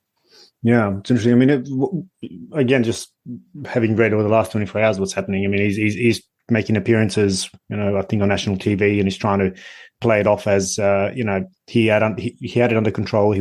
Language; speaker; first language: English; native; English